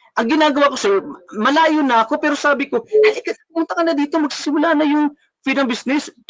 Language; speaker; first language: Filipino; native; Filipino